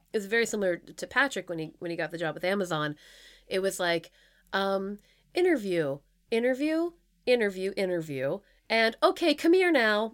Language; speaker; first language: English; native; English